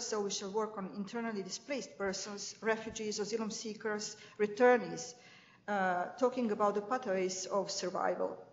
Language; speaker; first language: English; non-native, fluent; Bosnian